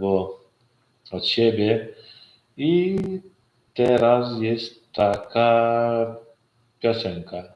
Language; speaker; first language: Polish; non-native, learner; Turkmen